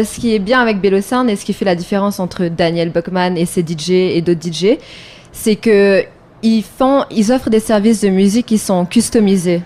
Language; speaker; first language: French; native; French